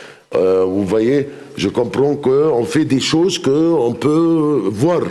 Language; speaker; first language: French; non-native, fluent; Arabic